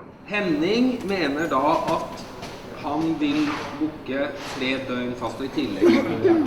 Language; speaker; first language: Norwegian; native; Norwegian